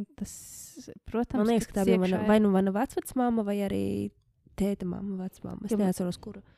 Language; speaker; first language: Latvian; early bilingual, heritage; Latvian